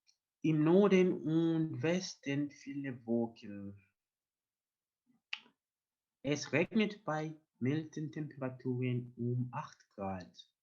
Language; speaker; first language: German; non-native, learner; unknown